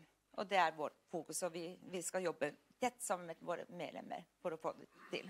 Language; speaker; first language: Norwegian; non-native, fluent; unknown